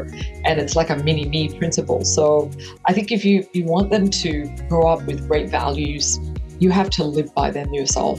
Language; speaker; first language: English; native; English